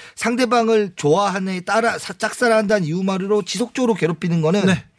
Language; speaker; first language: Korean; native; Korean